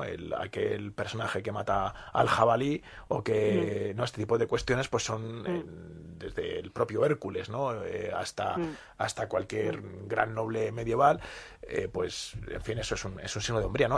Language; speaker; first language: Spanish; native; Spanish